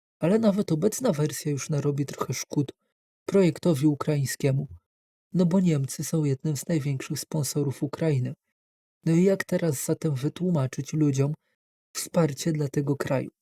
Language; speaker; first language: Polish; native; Polish